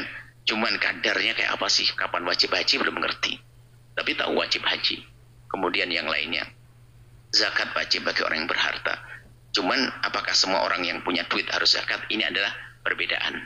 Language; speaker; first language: Indonesian; native; Indonesian